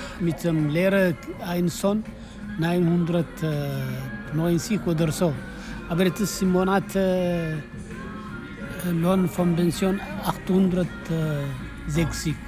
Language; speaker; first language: German; non-native, learner; Tigrinya